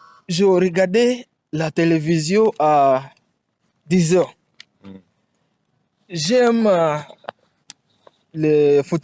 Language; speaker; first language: French; non-native, learner; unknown